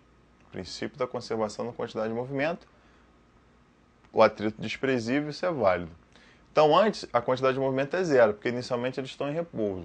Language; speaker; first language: Portuguese; native; Portuguese